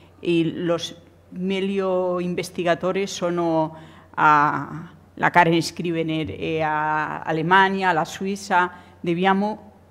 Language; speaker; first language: Italian; non-native, learner; Spanish